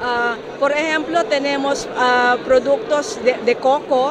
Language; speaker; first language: Spanish; non-native, fluent; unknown